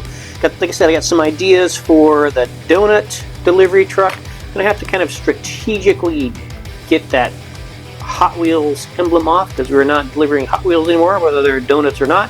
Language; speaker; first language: English; native; English